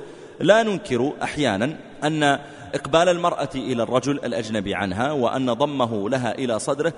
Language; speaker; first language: Arabic; native; Arabic